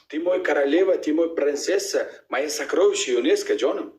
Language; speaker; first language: Russian; non-native, learner; Uzbek